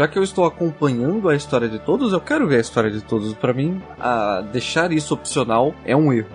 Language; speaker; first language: Portuguese; native; Portuguese